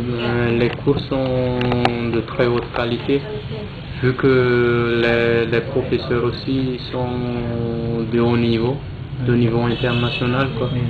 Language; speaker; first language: French; non-native, local second language; Malagasy